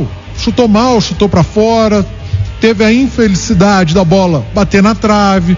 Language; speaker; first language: Portuguese; native; Portuguese